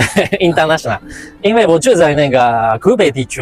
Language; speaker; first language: Chinese; non-native, fluent; Japanese